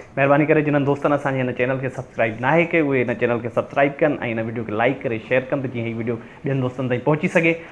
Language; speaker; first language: Sindhi; native; Sindhi